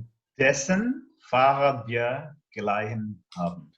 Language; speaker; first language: German; non-native, learner; English